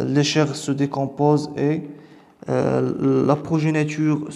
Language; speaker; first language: French; non-native, local second language; Arabic